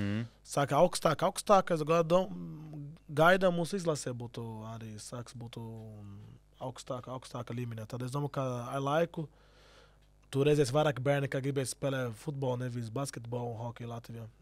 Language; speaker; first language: Latvian; non-native, learner; Portuguese